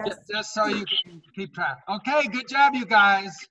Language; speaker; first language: English; native; English